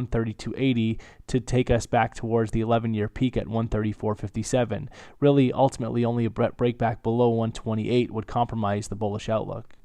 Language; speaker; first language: English; native; English